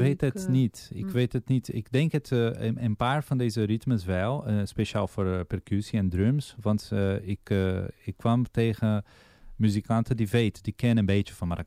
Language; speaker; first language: Dutch; non-native, fluent; Portuguese